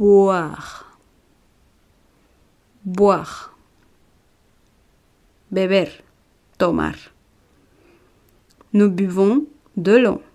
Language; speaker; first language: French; non-native, fluent; Spanish